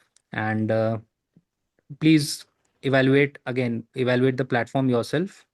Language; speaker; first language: English; non-native, local second language; Hindi